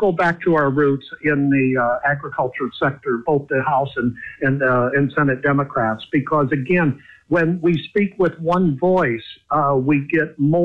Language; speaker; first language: English; native; English